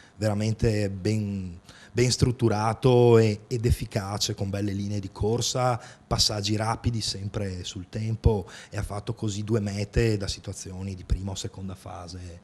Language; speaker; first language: Italian; native; Italian